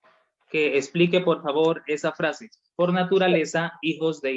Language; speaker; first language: Spanish; native; Spanish